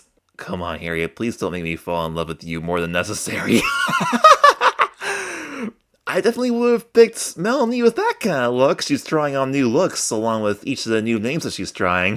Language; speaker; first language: English; native; English